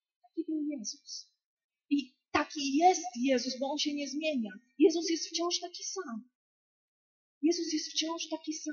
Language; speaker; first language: Polish; native; Polish